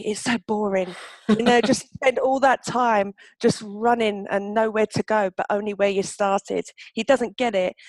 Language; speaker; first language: English; native; English